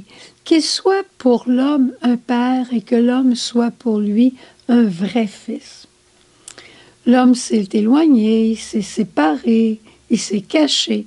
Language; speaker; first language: French; native; French